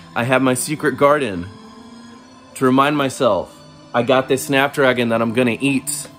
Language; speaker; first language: English; native; English